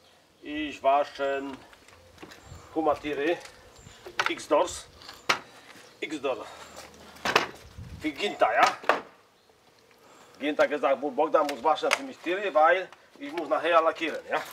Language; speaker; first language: German; non-native, learner; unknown